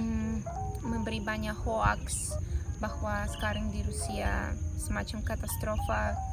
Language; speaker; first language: Indonesian; non-native, fluent; Russian